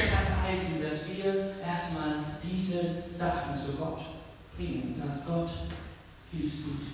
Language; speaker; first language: German; non-native, fluent; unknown